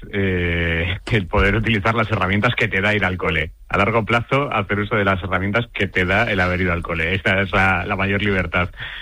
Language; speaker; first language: Spanish; native; Spanish